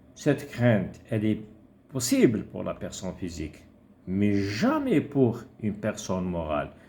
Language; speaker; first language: French; non-native, local second language; Arabic